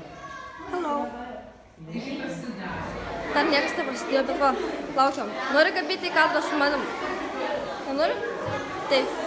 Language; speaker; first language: Lithuanian; native; Lithuanian